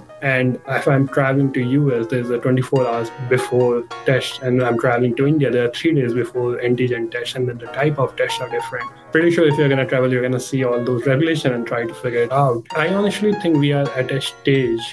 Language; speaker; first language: English; non-native, local second language; Hindi